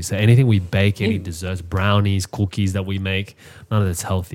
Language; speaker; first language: English; native; English